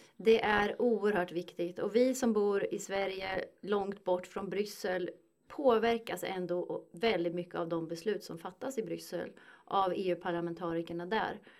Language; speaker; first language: Swedish; native; Swedish